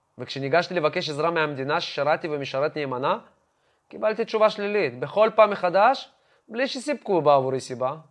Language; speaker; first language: Hebrew; non-native, fluent; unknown